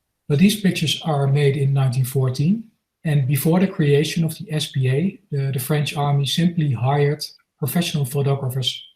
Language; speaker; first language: English; non-native, fluent; Dutch